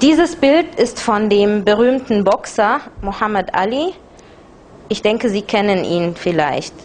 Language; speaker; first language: German; non-native, fluent; Arabic